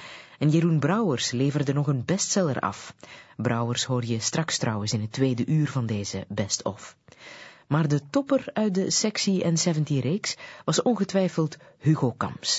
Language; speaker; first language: Dutch; native; Dutch